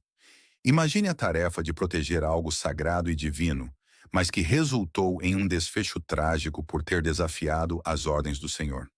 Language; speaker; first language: Portuguese; native; Portuguese